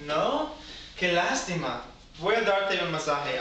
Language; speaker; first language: Spanish; non-native, learner; English